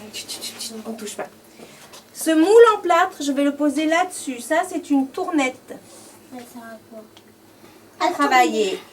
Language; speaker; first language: French; native; French